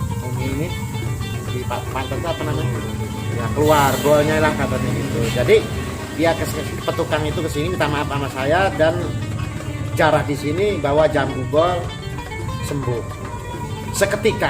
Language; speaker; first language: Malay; non-native, local second language; Javanese